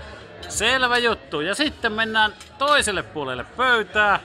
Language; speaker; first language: Finnish; native; Finnish